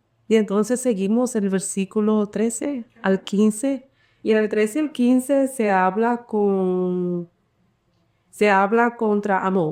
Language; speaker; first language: Spanish; early bilingual, heritage; Spanish